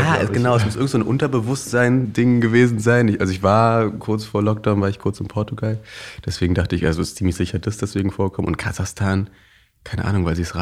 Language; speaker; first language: German; native; German